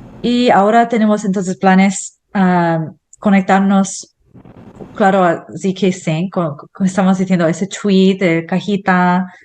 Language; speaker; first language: Spanish; non-native, fluent; English